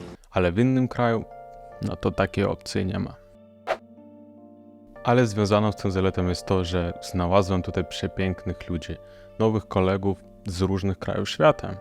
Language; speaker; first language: Polish; non-native, fluent; Russian